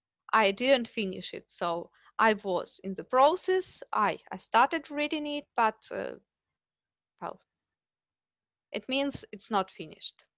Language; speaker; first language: English; non-native, fluent; Ukrainian